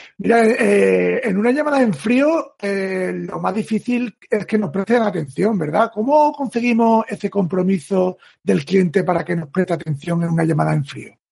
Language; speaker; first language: Spanish; native; Spanish